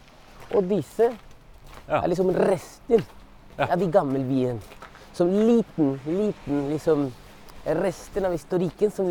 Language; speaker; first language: Norwegian; non-native, fluent; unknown